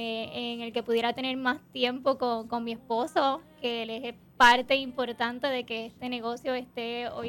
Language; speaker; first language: Spanish; native; Spanish